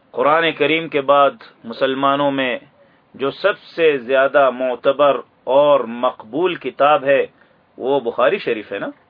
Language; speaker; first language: Urdu; native; Urdu